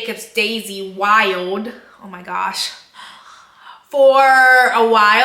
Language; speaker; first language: English; native; English